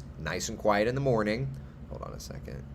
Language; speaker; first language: English; native; English